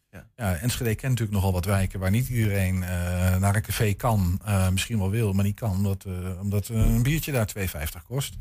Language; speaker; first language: Dutch; native; Dutch